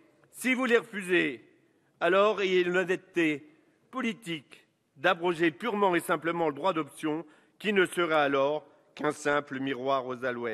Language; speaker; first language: French; native; French